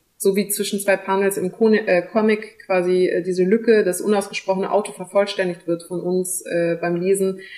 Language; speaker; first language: German; early bilingual, other home language; French